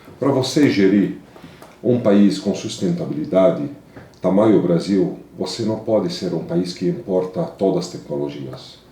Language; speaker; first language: Portuguese; non-native, fluent; Arabic